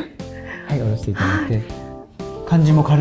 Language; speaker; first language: Japanese; native; Japanese